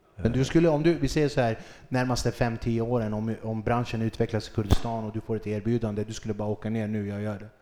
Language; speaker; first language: Swedish; early bilingual, other home language; Kurdish